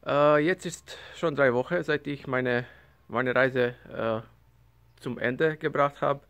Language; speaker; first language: German; non-native, learner; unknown